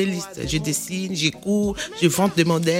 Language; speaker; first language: French; non-native, local second language; Lingala